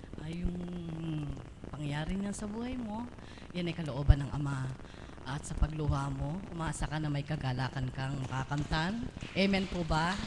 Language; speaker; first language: Filipino; native; Filipino